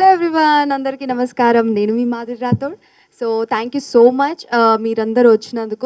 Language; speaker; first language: Telugu; non-native, fluent; Tamil